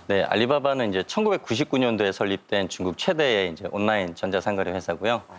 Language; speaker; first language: Korean; native; Korean